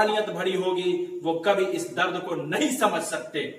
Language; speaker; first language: Hindi; native; Hindi